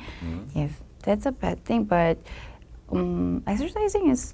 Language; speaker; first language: English; non-native, learner; Korean